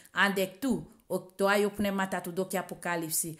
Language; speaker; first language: Greek; non-native, learner; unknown